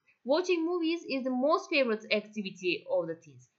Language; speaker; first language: English; non-native, fluent; Turkish